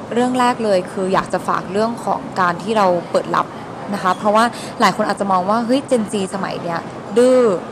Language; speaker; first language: Thai; early bilingual, heritage; Thai